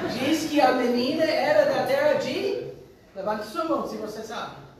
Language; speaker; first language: Portuguese; non-native, fluent; English